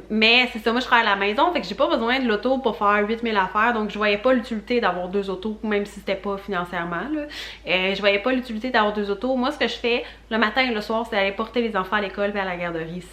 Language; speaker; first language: French; native; French